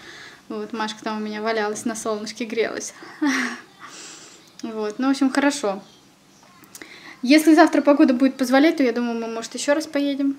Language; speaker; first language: Russian; native; Russian